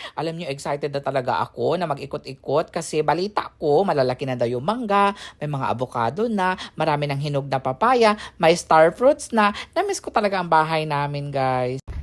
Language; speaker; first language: Filipino; native; Filipino